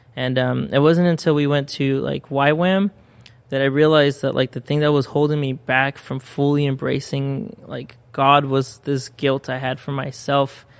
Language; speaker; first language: English; early bilingual, other home language; Spanish